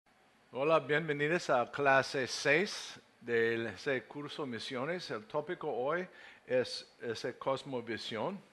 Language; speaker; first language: Spanish; non-native, learner; English